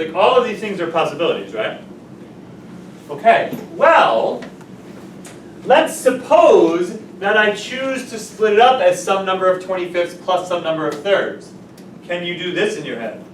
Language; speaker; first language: English; native; English